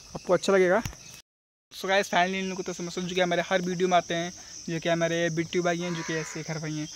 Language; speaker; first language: Hindi; native; Hindi